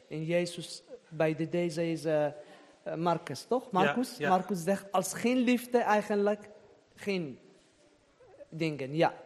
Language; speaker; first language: Dutch; non-native, learner; Persian